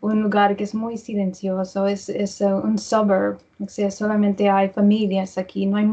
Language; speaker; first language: Spanish; early bilingual, heritage; English